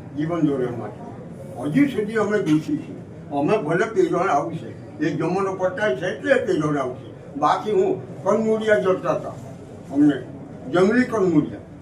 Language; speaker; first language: Gujarati; non-native, local second language; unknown